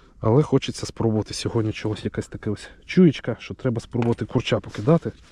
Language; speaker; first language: Ukrainian; native; Ukrainian